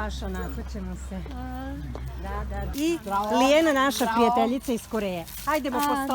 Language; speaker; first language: Bosnian; native; Bosnian